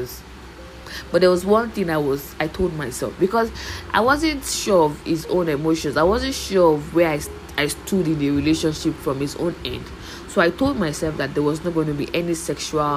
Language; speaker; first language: English; non-native, local second language; Yoruba